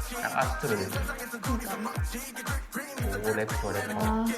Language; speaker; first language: Korean; native; Korean